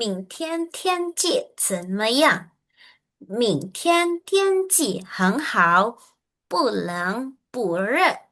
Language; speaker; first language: Chinese; non-native, fluent; Indonesian